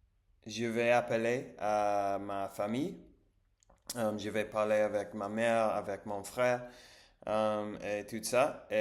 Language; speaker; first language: French; non-native, learner; English